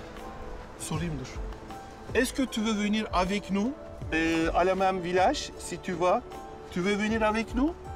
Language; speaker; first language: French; non-native, learner; Turkish